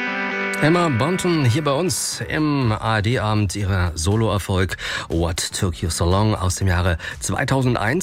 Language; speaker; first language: German; native; German